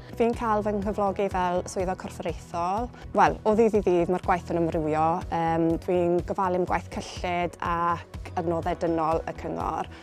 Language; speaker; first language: Welsh; native; Welsh